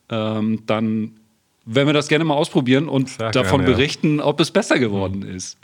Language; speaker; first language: German; native; German